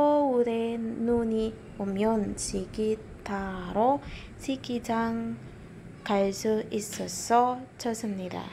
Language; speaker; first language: Korean; non-native, fluent; Indonesian